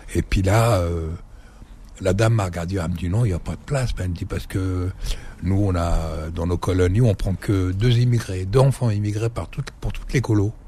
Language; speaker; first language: French; early bilingual, other home language; Arabic